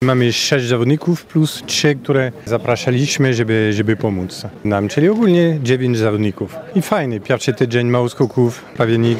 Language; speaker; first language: Polish; non-native, fluent; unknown